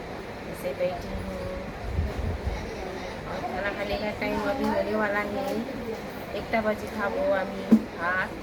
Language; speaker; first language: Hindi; non-native, local second language; Bangla